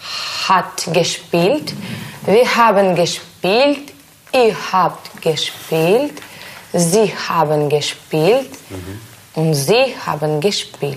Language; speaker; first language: German; non-native, learner; Russian